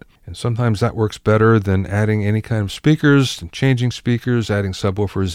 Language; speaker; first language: English; native; English